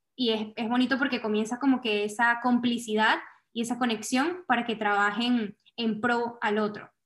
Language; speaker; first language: Spanish; native; Spanish